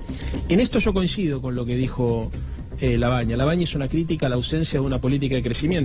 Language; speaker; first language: Spanish; native; Spanish